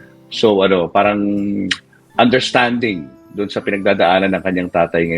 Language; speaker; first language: Filipino; native; Filipino